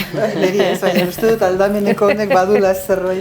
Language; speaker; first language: Basque; native; Basque